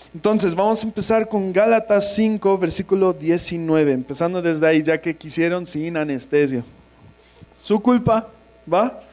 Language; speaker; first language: Spanish; non-native, fluent; English